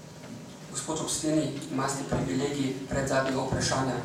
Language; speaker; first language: Slovenian; native; Slovenian